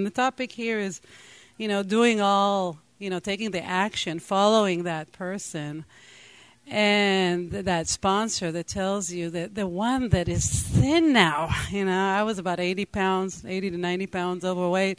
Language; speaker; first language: English; non-native, fluent; Hebrew